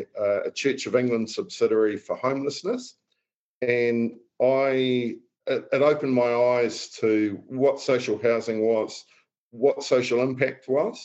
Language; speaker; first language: English; native; English